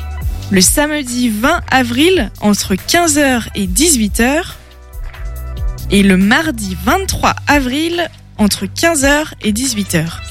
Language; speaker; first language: French; native; French